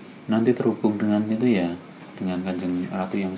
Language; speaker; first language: Indonesian; native; Indonesian